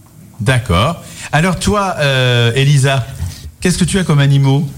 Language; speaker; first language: French; native; French